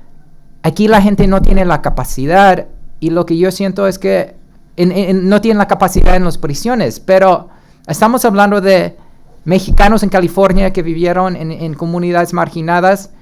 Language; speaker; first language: Spanish; early bilingual, heritage; Spanish